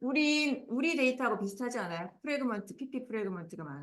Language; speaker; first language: Korean; native; Korean